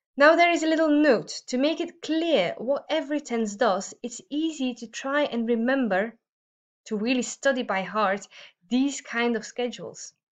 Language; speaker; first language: English; non-native, fluent; Dutch